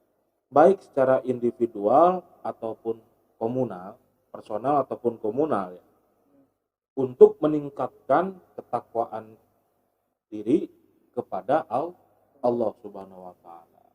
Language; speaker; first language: Indonesian; native; Indonesian